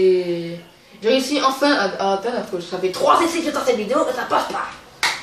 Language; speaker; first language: French; native; French